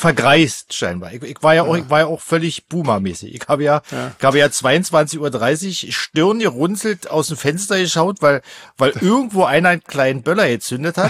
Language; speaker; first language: German; native; German